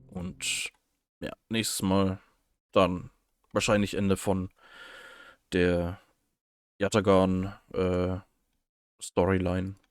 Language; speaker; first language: German; native; German